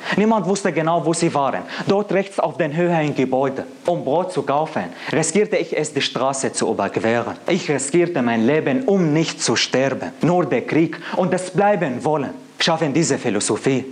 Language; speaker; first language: German; non-native, fluent; Arabic